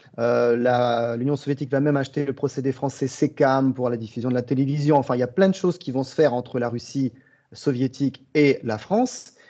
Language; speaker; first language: French; early bilingual, other home language; Russian